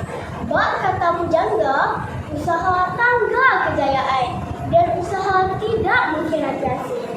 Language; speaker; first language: Malay; native; Malay